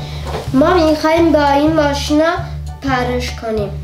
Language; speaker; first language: Persian; early bilingual, heritage; Persian